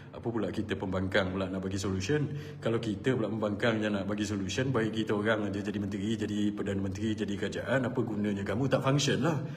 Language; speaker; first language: Malay; native; Malay